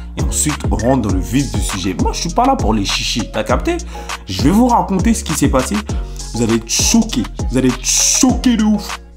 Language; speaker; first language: French; early bilingual, other home language; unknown